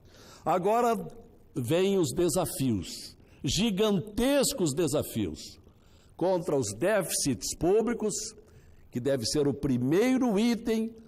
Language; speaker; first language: Portuguese; native; Portuguese